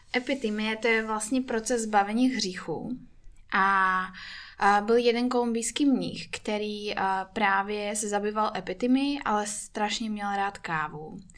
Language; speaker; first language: Czech; non-native, fluent; Russian